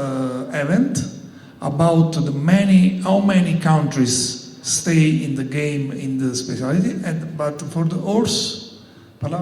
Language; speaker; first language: English; non-native, learner; Italian